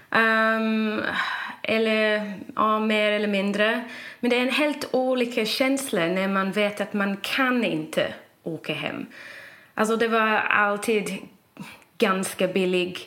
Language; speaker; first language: Swedish; non-native, fluent; English